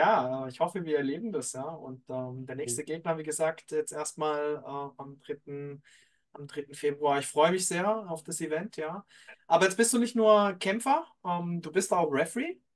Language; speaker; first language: German; native; German